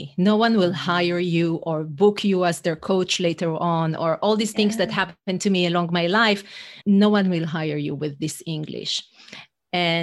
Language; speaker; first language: English; non-native, fluent; Hebrew